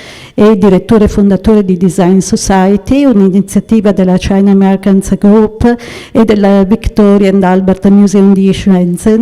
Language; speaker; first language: Italian; native; Italian